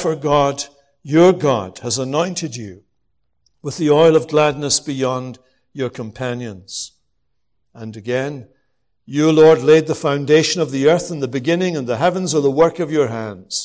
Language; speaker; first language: English; native; English